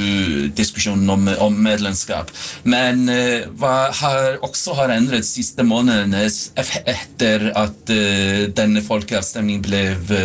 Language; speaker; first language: Swedish; non-native, fluent; Icelandic